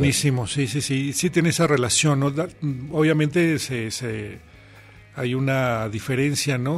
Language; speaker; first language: Spanish; native; Spanish